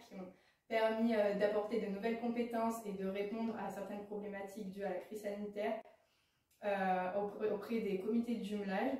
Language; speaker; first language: French; native; French